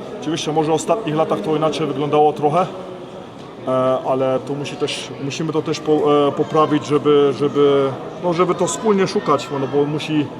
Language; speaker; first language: Polish; early bilingual, heritage; Polish